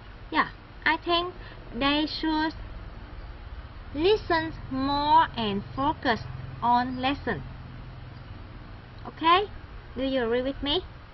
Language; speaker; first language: English; non-native, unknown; Vietnamese